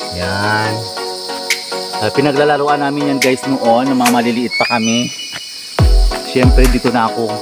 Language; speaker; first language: Filipino; non-native, local second language; Bikol